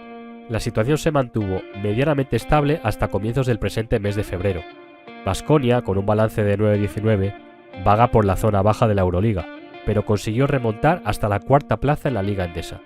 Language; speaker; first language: Spanish; native; Spanish